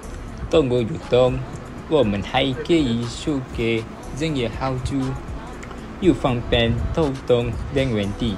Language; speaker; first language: Chinese; non-native, learner; Malay